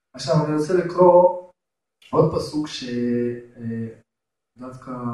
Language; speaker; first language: Hebrew; non-native, fluent; Russian